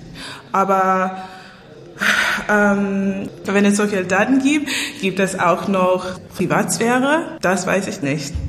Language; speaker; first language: German; non-native, learner; English